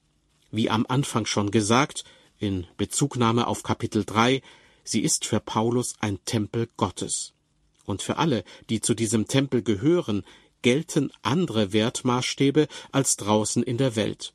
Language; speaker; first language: German; native; German